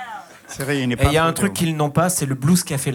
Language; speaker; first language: French; native; French